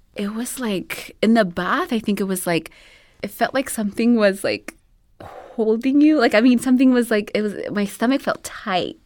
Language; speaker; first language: English; non-native, local second language; Amharic